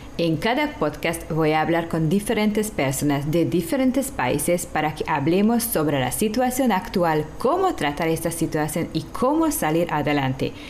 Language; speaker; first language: Spanish; non-native, learner; Hungarian